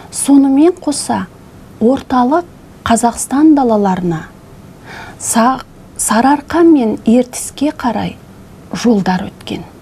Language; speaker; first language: Kazakh; native; Kazakh